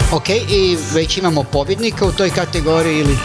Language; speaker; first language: Croatian; native; Croatian